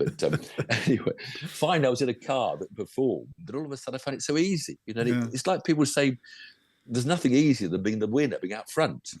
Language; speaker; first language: English; native; English